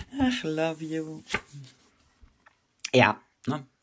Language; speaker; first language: German; native; German